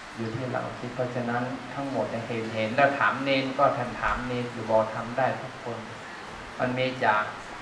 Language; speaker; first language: Thai; native; Thai